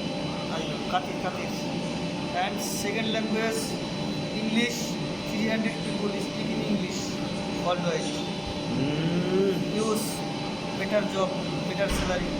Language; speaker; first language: English; non-native, learner; Bangla